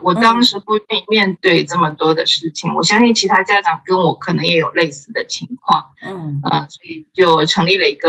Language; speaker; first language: Chinese; native; Chinese